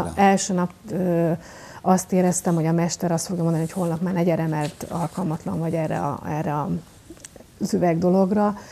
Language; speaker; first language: Hungarian; native; Hungarian